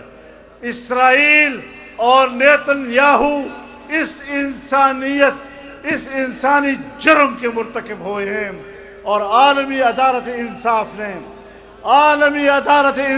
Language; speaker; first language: Urdu; non-native, local second language; Pashto